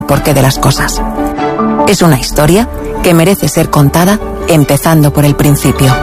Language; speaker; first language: Spanish; native; Spanish